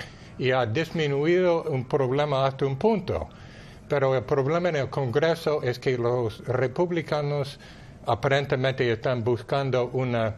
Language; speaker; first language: Spanish; non-native, fluent; English